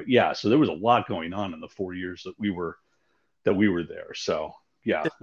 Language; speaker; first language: English; native; English